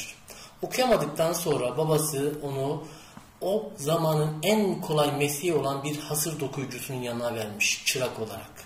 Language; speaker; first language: Turkish; native; Turkish